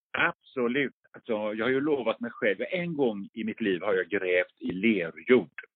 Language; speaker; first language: Swedish; early bilingual, other home language; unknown